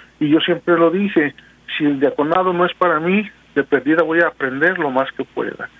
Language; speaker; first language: Spanish; native; Spanish